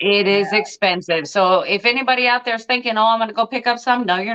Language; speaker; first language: English; native; English